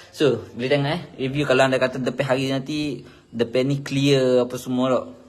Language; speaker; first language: Malay; native; Malay